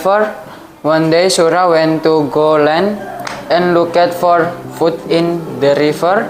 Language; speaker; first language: English; non-native, learner; Indonesian